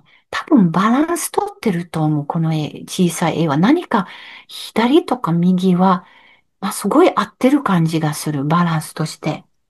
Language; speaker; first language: Japanese; non-native, learner; French